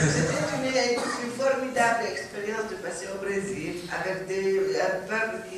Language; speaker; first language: French; non-native, fluent; Arabic